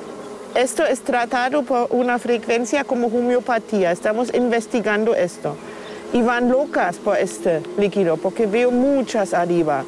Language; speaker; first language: Spanish; non-native, fluent; German